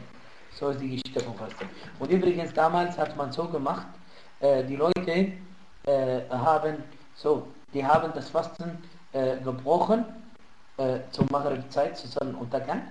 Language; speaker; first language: German; non-native, fluent; Arabic